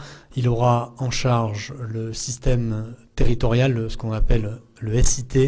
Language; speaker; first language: French; native; French